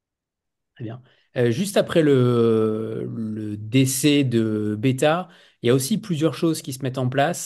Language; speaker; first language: French; native; French